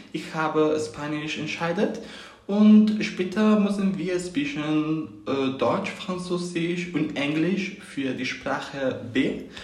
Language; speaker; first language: German; non-native, learner; Spanish